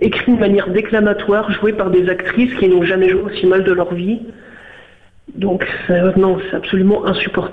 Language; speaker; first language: French; native; French